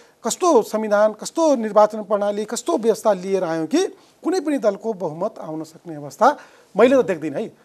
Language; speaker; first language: Nepali; native; Nepali